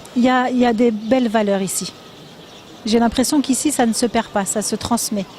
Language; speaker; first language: French; native; French